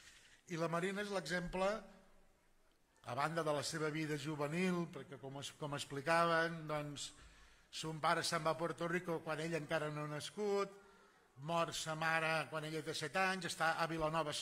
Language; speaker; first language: Catalan; native; Catalan